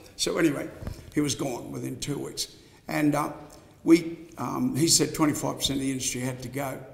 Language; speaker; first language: English; native; English